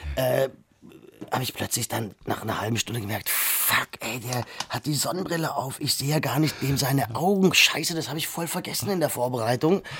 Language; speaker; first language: German; native; German